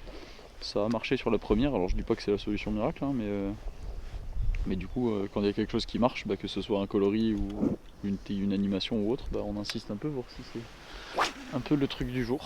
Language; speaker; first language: French; native; French